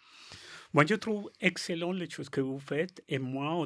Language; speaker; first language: French; non-native, learner; Spanish